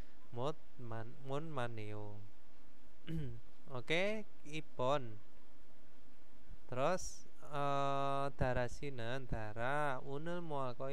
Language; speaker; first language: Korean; non-native, fluent; Indonesian